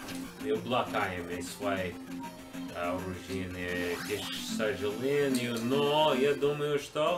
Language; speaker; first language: Russian; non-native, learner; English